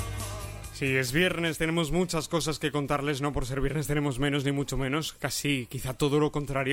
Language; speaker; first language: Spanish; native; Spanish